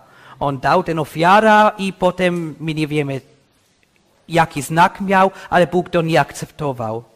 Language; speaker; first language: Polish; non-native, learner; English